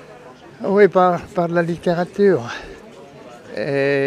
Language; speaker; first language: French; non-native, local second language; German